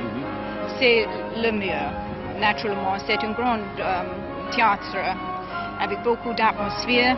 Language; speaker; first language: French; non-native, learner; English